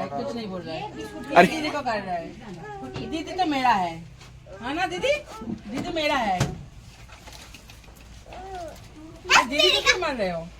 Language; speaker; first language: Hindi; non-native, local second language; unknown